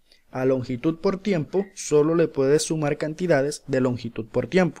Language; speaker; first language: Spanish; native; Spanish